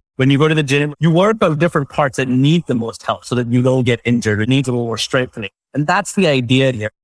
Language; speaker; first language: English; non-native, local second language; Malayalam